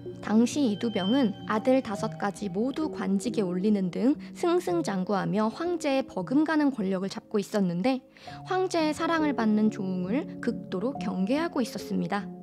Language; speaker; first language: Korean; native; Korean